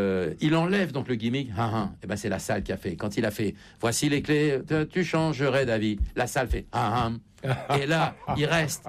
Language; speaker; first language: French; native; French